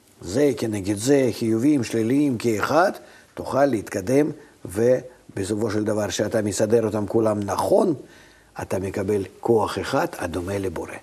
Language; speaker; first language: Hebrew; non-native, fluent; Russian